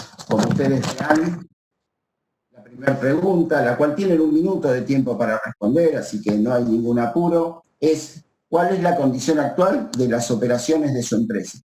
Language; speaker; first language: Spanish; native; Spanish